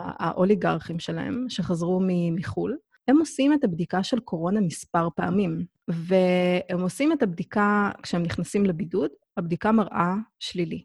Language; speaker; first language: Hebrew; native; Hebrew